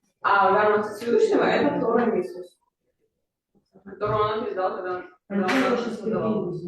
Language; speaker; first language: Russian; early bilingual, heritage; Russian